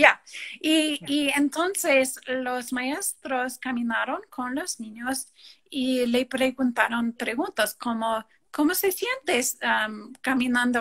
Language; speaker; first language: Spanish; non-native, fluent; English